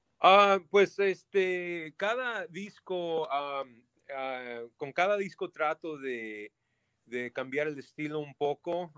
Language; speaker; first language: Spanish; early bilingual, heritage; Spanish